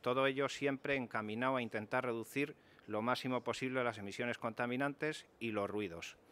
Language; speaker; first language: Spanish; native; Spanish